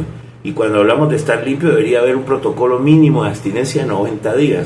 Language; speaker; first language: Spanish; native; Spanish